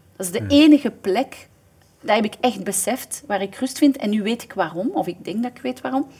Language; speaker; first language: Dutch; native; Dutch